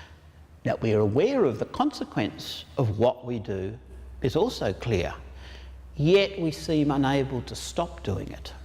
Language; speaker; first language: English; native; English